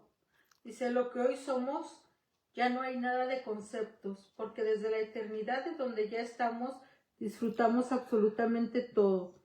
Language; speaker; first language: Spanish; native; Spanish